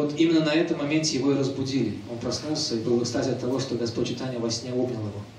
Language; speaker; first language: Russian; native; Russian